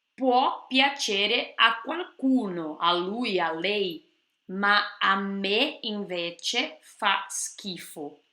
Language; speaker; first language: Italian; non-native, fluent; Portuguese